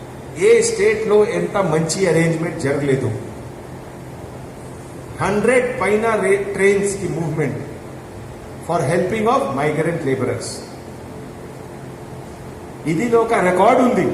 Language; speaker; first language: Telugu; non-native, fluent; Hindi